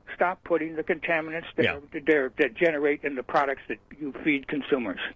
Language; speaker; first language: English; early bilingual, other home language; Norwegian